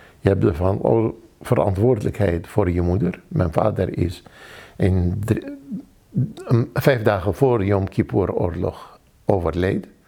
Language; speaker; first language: Dutch; non-native, fluent; Arabic